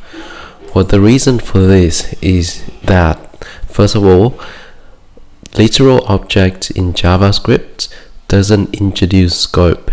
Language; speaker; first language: English; non-native, fluent; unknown